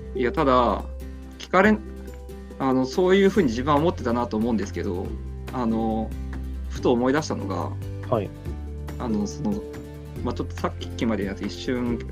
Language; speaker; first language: Japanese; early bilingual, heritage; Japanese